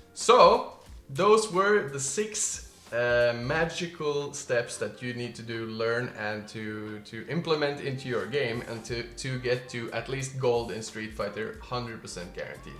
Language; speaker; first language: English; non-native, fluent; Norwegian